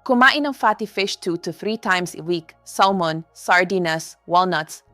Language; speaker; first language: English; non-native, local second language; Filipino